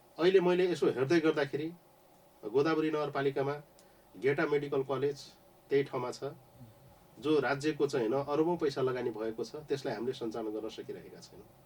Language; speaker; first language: Nepali; non-native, local second language; Rana Tharu